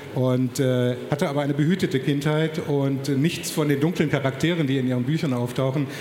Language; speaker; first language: German; native; German